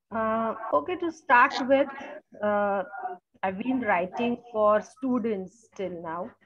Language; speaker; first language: English; non-native, local second language; Gujarati